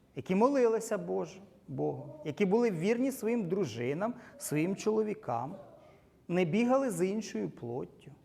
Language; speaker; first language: Ukrainian; non-native, local second language; Russian